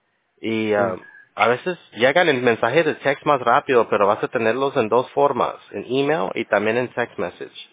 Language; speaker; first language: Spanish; early bilingual, heritage; English